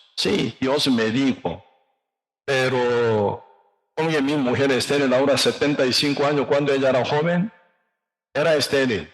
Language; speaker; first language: Spanish; non-native, learner; Korean